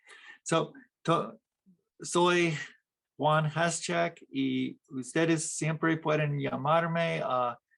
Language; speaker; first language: Spanish; non-native, fluent; English